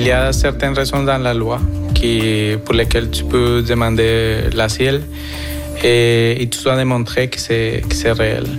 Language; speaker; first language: French; non-native, fluent; Spanish